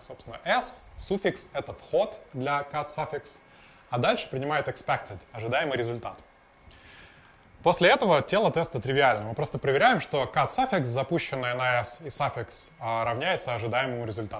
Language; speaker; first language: Russian; native; Russian